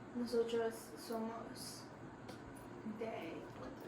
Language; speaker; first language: Spanish; non-native, learner; English